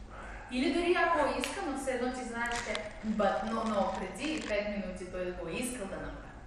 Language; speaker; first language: Bulgarian; non-native, learner; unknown